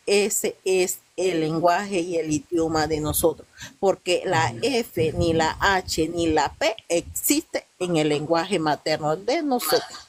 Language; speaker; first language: Spanish; non-native, local second language; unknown